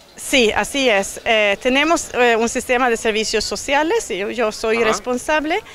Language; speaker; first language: Spanish; non-native, fluent; Swedish